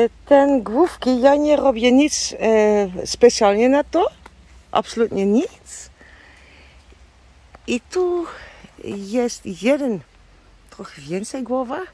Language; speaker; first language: Polish; non-native, learner; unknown